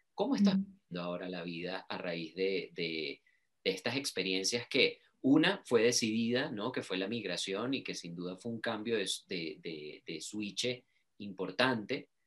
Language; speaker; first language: Spanish; native; Spanish